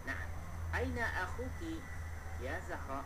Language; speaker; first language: Arabic; non-native, fluent; Malay